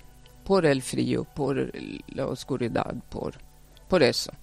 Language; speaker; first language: Spanish; non-native, fluent; Swedish